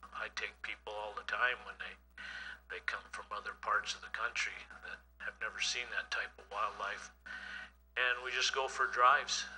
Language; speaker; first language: English; native; English